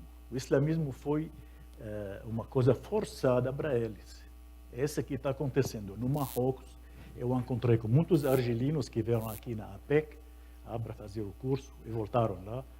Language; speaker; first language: Portuguese; non-native, fluent; Arabic